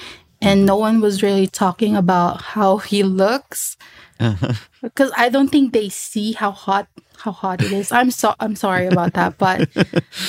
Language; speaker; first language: English; non-native, local second language; Filipino